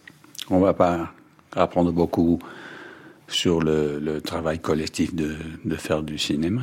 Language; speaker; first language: French; non-native, fluent; Danish